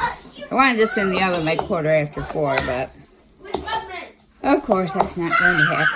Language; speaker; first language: English; native; English